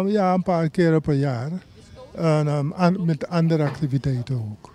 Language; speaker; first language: Dutch; non-native, local second language; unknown